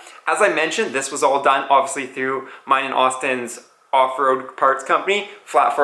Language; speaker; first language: English; native; English